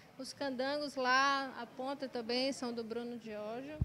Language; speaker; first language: Portuguese; native; Portuguese